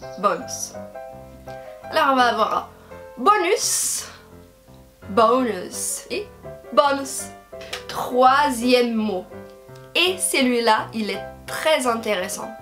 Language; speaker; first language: French; non-native, fluent; Portuguese